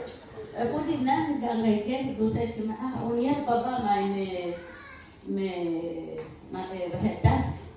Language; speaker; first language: Danish; non-native, learner; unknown